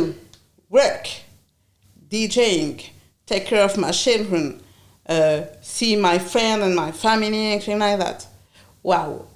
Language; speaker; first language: English; non-native, learner; French